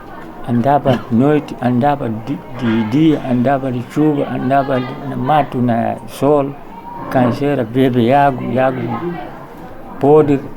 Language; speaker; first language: Portuguese; non-native, learner; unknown